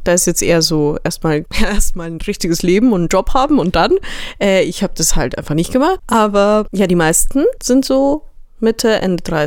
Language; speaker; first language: German; native; German